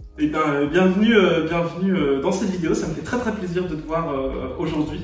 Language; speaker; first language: French; native; French